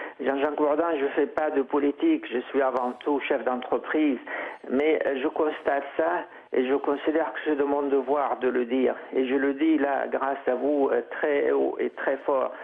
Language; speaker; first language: French; non-native, fluent; Arabic